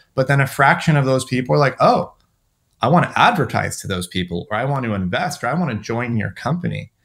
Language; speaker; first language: English; native; English